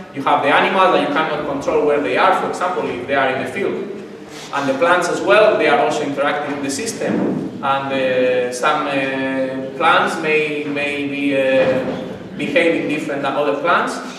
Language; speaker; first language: English; non-native, fluent; Spanish